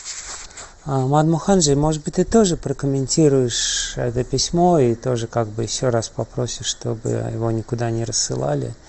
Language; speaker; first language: Russian; native; Russian